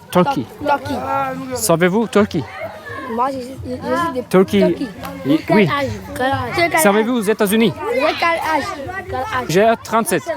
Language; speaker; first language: French; non-native, learner; Turkish